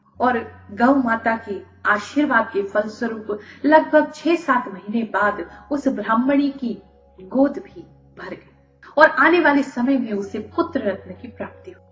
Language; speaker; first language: Hindi; native; Hindi